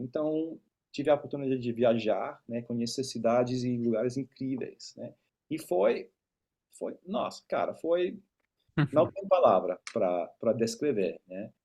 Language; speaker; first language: Portuguese; non-native, fluent; English